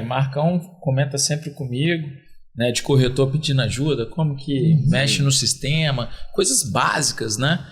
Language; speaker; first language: Portuguese; native; Portuguese